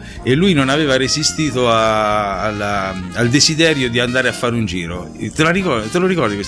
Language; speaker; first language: Italian; native; Italian